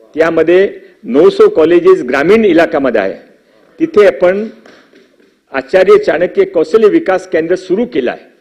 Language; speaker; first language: Marathi; non-native, local second language; Hindi